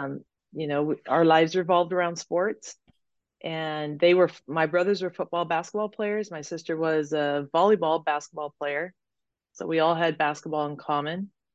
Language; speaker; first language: English; native; English